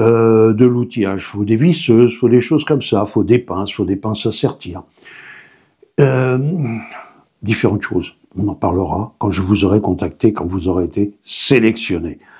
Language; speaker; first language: French; native; French